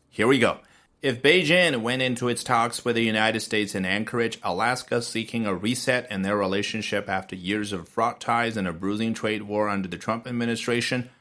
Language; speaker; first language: English; non-native, fluent; Chinese